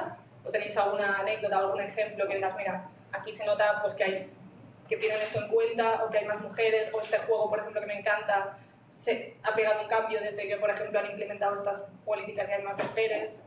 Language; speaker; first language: Spanish; native; Spanish